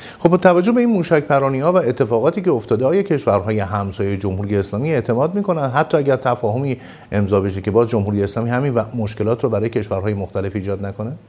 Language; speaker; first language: Persian; native; Persian